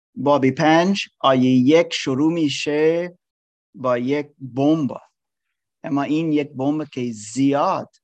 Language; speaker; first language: Persian; non-native, learner; English